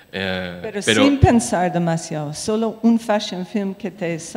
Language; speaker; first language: Spanish; non-native, fluent; English